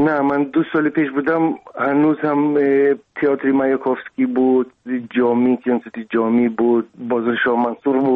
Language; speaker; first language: Persian; non-native, local second language; Russian